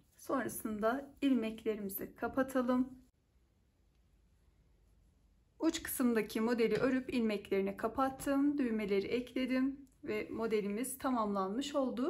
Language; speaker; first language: Turkish; native; Turkish